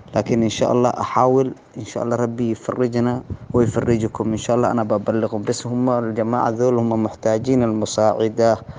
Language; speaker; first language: Arabic; non-native, local second language; Somali